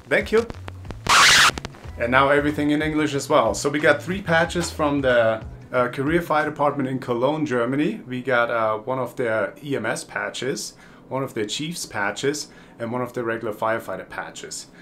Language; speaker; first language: English; non-native, fluent; German